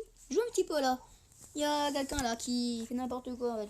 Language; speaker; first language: French; native; French